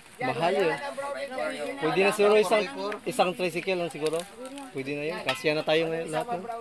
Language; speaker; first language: Filipino; non-native, local second language; Cebuano